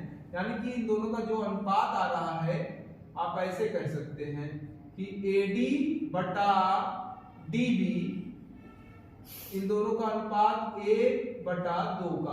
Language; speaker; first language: Hindi; native; Hindi